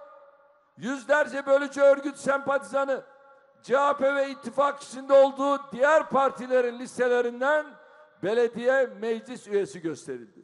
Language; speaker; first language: Turkish; native; Turkish